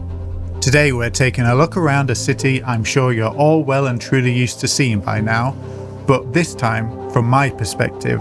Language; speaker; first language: English; native; English